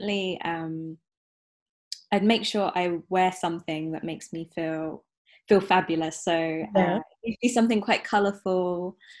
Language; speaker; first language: English; native; English